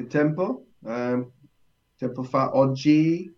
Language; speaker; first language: Italian; non-native, learner; English